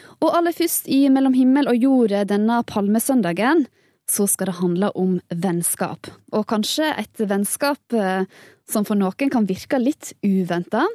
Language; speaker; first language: Norwegian; native; Norwegian